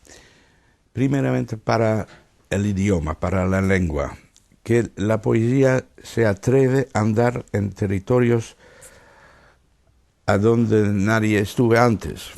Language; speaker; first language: Spanish; non-native, fluent; Dutch